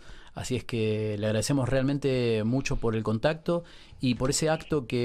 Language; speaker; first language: Spanish; native; Spanish